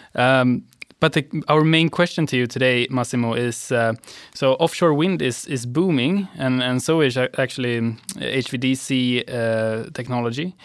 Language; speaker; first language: English; non-native, fluent; Swedish